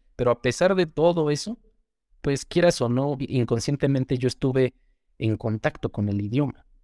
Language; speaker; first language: Spanish; native; Spanish